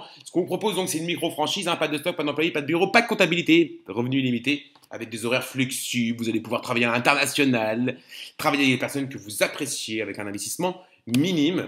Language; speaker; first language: French; native; French